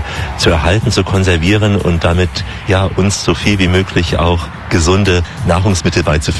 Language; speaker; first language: German; native; German